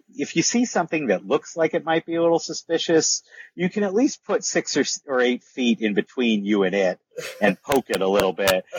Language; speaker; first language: English; native; English